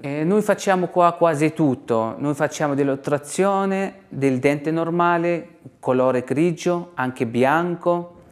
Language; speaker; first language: Italian; non-native, learner; Arabic